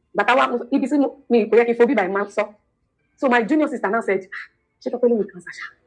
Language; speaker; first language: English; non-native, local second language; Yoruba